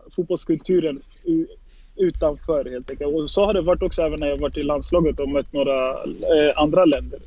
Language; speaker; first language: Swedish; early bilingual, other home language; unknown